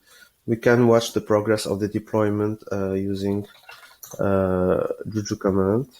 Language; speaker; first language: English; non-native, fluent; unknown